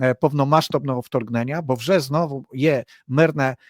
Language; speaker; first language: Polish; non-native, learner; Ukrainian